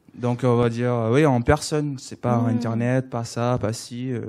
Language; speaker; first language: French; non-native, learner; English